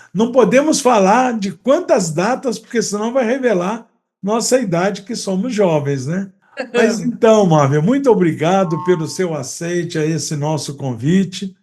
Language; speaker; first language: Portuguese; native; Portuguese